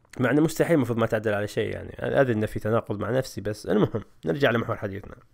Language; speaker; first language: Arabic; native; Arabic